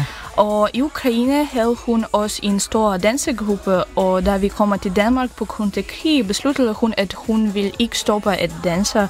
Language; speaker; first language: Danish; non-native, fluent; Ukrainian